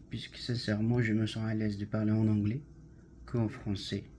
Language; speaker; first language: French; non-native, learner; Arabic